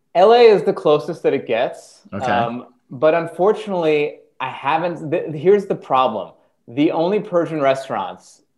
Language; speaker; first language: English; early bilingual, other home language; Persian